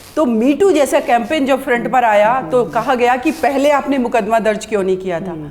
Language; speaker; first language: Hindi; native; Hindi